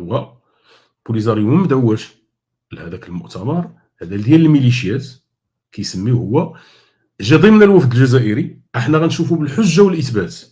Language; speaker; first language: Arabic; native; Arabic